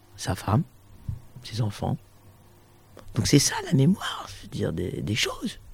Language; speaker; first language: French; native; French